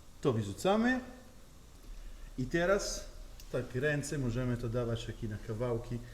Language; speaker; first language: Polish; non-native, learner; Italian